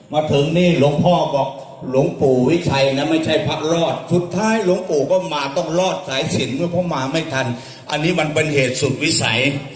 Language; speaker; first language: Thai; native; Thai